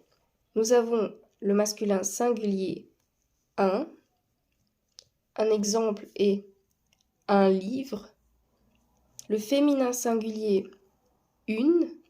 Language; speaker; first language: French; non-native, fluent; Spanish